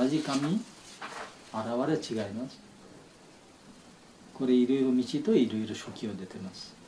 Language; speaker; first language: Japanese; non-native, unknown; Bangla